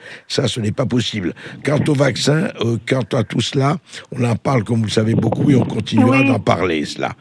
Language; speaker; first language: French; native; French